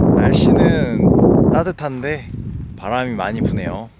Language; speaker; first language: Korean; native; Korean